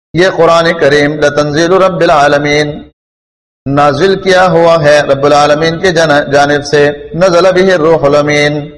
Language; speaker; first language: Urdu; non-native, local second language; Pashto